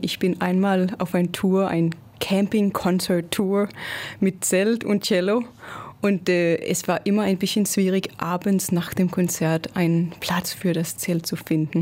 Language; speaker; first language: German; non-native, fluent; Danish